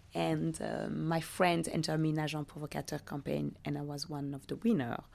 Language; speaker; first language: English; non-native, fluent; French